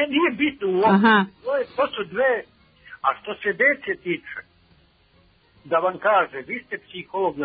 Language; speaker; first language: Serbian; native; Serbian